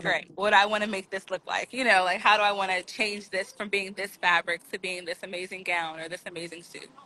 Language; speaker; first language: English; native; English